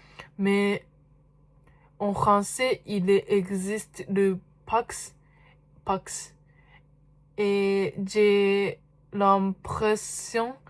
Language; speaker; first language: French; non-native, learner; Japanese